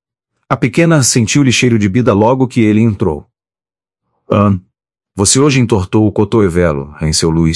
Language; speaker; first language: Portuguese; native; Portuguese